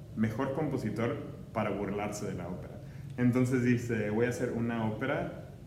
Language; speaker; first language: Spanish; native; Spanish